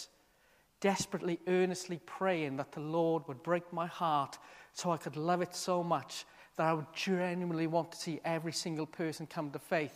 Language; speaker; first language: English; native; English